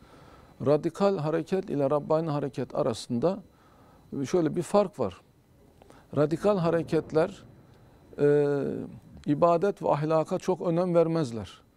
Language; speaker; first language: Turkish; native; Turkish